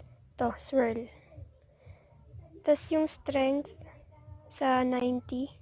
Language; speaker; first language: Filipino; native; Filipino